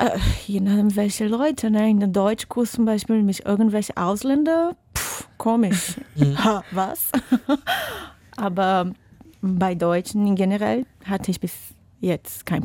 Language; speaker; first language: German; non-native, fluent; Portuguese